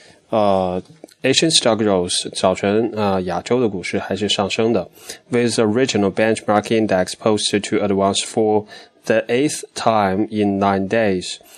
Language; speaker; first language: English; non-native, fluent; Chinese